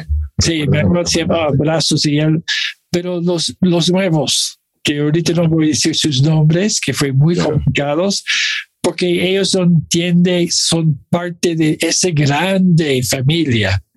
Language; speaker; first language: Spanish; non-native, fluent; English